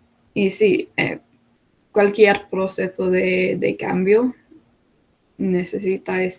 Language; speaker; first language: Spanish; non-native, fluent; English